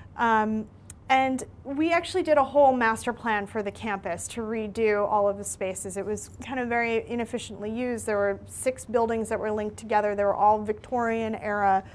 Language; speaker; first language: English; native; English